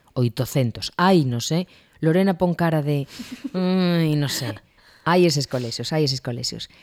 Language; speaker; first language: Galician; non-native, local second language; Spanish